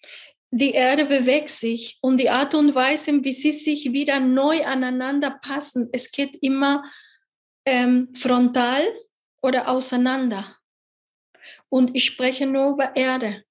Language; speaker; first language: German; non-native, fluent; Spanish